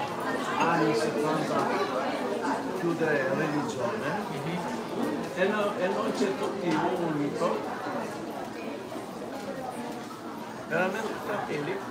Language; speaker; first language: Italian; non-native, learner; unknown